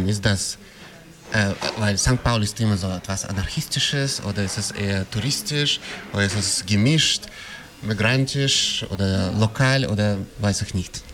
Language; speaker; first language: German; non-native, fluent; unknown